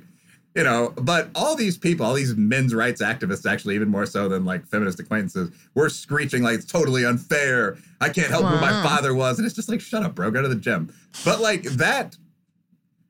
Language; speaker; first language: English; native; English